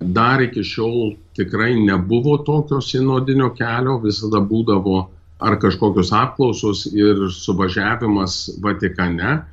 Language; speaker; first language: Lithuanian; early bilingual, heritage; Lithuanian